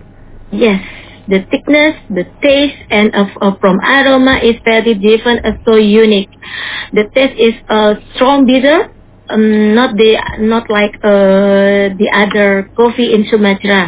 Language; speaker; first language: English; non-native, learner; Indonesian